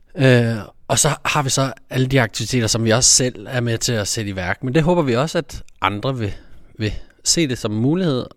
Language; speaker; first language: Danish; native; Danish